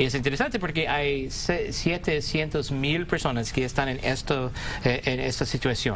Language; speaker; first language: Spanish; early bilingual, heritage; English